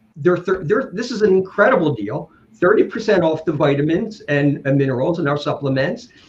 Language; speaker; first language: English; native; English